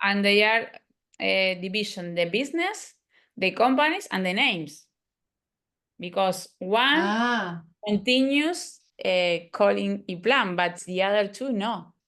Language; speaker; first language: English; non-native, learner; Spanish